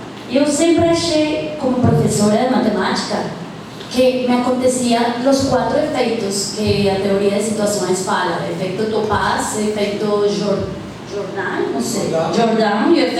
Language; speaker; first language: Portuguese; non-native, fluent; Spanish